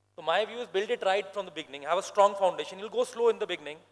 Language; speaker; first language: English; non-native, local second language; Hindi